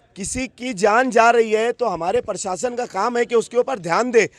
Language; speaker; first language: Urdu; native; Urdu